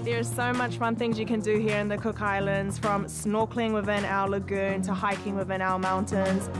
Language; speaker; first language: English; native; English